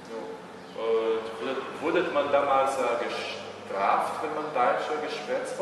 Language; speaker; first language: German; early bilingual, heritage; German